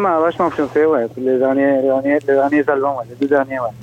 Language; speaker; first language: French; non-native, fluent; Spanish